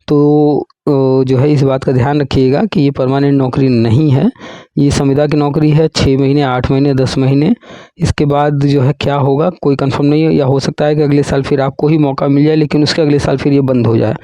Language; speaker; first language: Hindi; native; Hindi